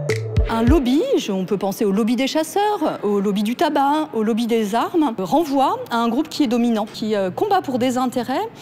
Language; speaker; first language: French; native; French